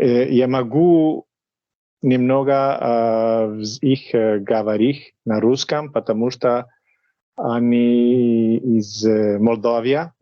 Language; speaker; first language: Russian; non-native, learner; Spanish